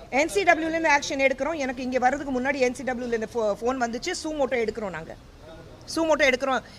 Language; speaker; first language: Tamil; non-native, fluent; Hindi